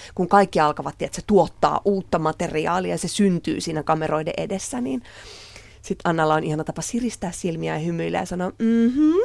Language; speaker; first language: Finnish; native; Finnish